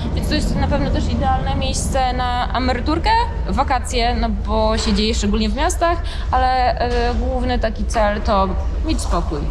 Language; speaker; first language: Polish; native; Polish